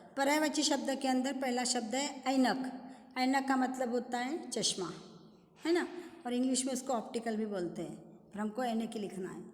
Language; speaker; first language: Hindi; non-native, local second language; Marathi